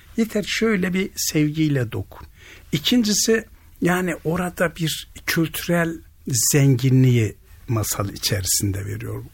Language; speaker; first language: Turkish; native; Turkish